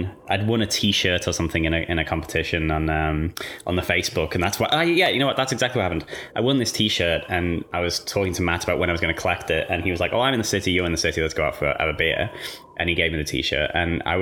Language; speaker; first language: English; native; English